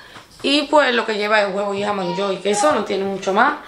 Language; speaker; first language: Spanish; native; Spanish